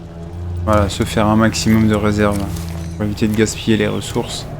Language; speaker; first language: French; native; French